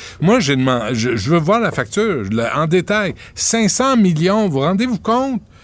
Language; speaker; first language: French; native; French